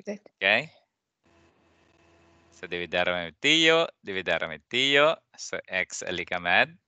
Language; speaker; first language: Swedish; non-native, fluent; Persian